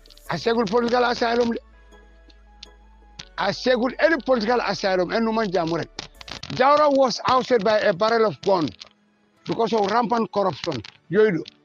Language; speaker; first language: English; non-native, local second language; Mandingo